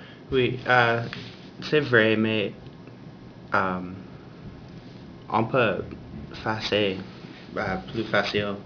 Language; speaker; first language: French; non-native, learner; English